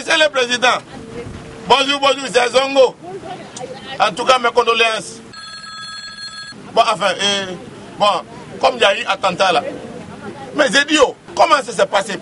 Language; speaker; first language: French; non-native, local second language; Bambara